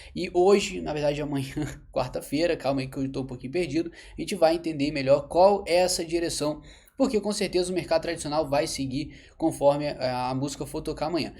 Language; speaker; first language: Portuguese; native; Portuguese